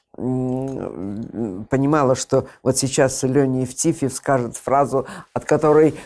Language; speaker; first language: Russian; native; Russian